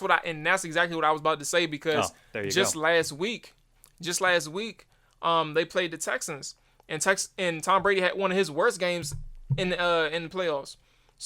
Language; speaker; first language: English; native; English